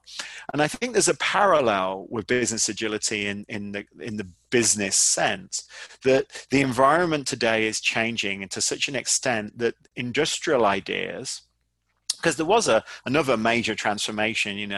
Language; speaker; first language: English; native; English